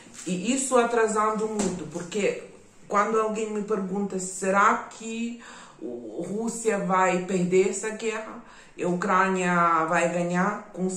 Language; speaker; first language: Portuguese; non-native, fluent; Ukrainian